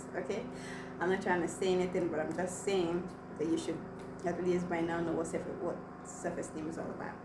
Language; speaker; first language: English; non-native, local second language; Igbo